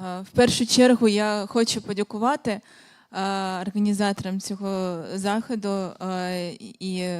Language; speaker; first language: Ukrainian; non-native, fluent; Russian